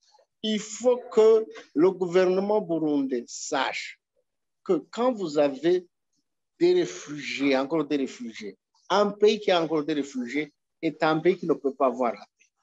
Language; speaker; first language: French; non-native, local second language; Rundi